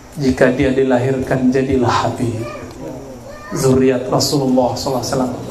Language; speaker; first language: Malay; non-native, local second language; Minangkabau